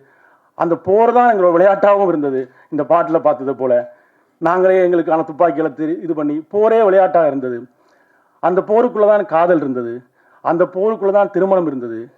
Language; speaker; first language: Tamil; native; Tamil